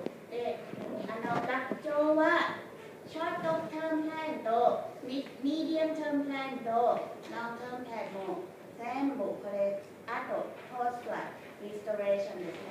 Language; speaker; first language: Japanese; non-native, fluent; Thai